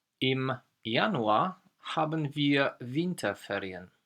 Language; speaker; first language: German; non-native, fluent; Polish